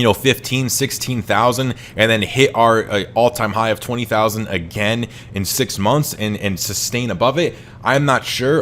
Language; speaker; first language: English; native; English